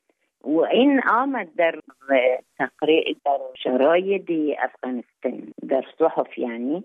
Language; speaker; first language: Persian; non-native, fluent; Arabic